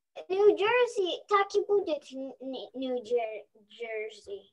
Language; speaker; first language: Russian; early bilingual, heritage; Russian